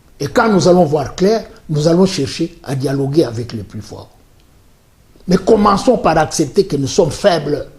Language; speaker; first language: French; non-native, local second language; Luba-Lulua